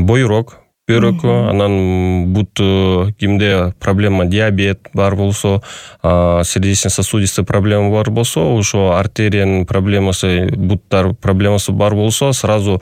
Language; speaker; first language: Kyrgyz; non-native, local second language; Russian